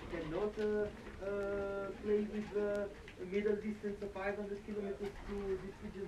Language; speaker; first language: English; non-native, learner; French